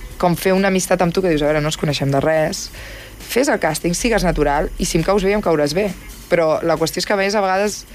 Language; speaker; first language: Catalan; native; Catalan